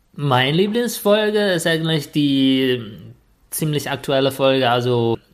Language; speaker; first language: German; non-native, fluent; Chinese